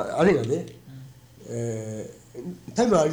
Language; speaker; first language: Japanese; native; Japanese